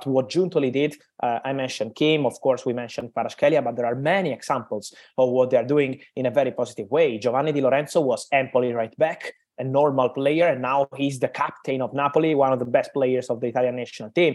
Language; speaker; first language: English; non-native, fluent; Italian